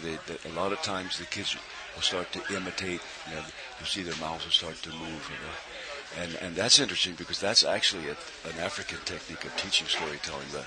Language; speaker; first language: English; native; English